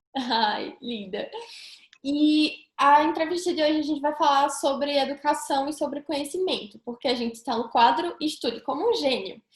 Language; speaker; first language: Portuguese; native; Portuguese